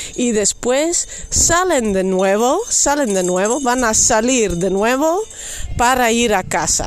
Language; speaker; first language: Spanish; non-native, fluent; Dutch